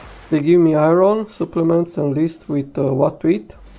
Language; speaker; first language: English; non-native, fluent; Romanian